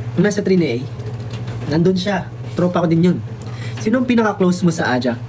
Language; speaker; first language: Filipino; non-native, local second language; Waray